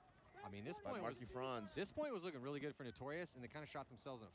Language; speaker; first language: English; native; English